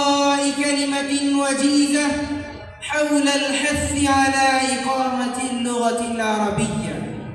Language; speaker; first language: Arabic; non-native, learner; Urdu